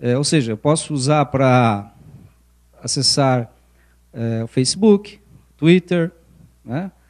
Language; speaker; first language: Portuguese; early bilingual, other home language; Spanish